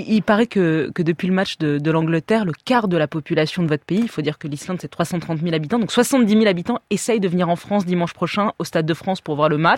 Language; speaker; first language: French; native; French